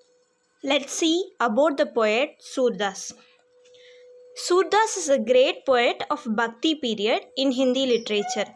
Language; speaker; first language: English; non-native, local second language; Hindi